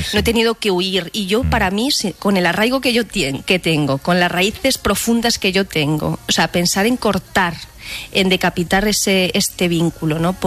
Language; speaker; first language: Spanish; native; Spanish